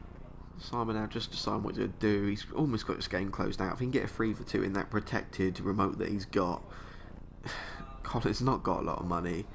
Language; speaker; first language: English; native; English